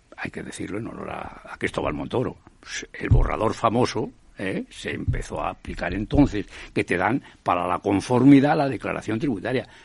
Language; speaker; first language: Spanish; native; Spanish